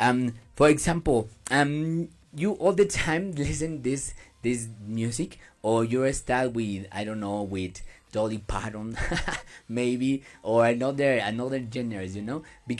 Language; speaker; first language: English; non-native, learner; Spanish